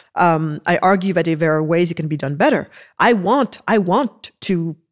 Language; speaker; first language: English; early bilingual, other home language; Wolof